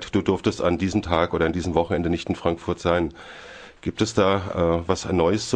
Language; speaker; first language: German; native; German